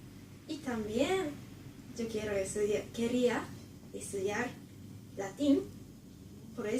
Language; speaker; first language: Spanish; non-native, learner; Japanese